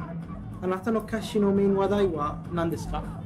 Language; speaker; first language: Japanese; non-native, learner; Italian